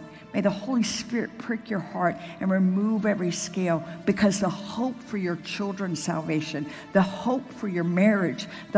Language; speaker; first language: English; native; English